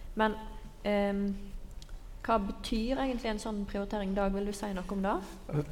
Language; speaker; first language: Norwegian; native; Norwegian